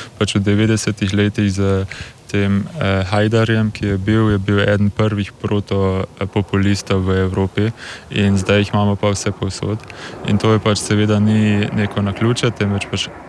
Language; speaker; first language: Slovenian; native; Slovenian